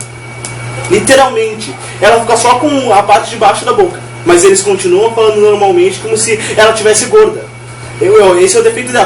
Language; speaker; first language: Portuguese; native; Portuguese